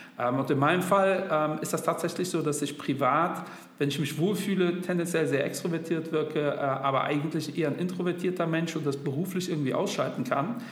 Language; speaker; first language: German; native; German